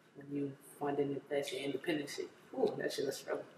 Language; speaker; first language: English; native; English